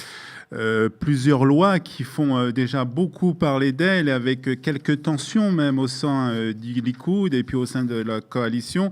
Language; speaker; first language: French; native; French